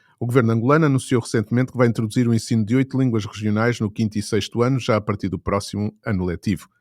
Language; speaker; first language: Portuguese; native; Portuguese